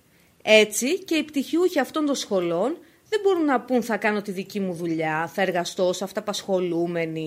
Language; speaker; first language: Greek; native; Greek